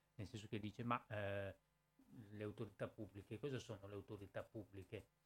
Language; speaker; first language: Italian; native; Italian